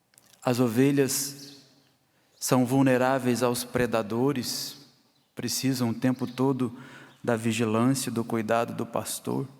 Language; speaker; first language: Portuguese; native; Portuguese